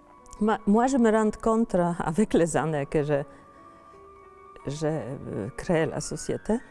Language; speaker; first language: French; non-native, fluent; Polish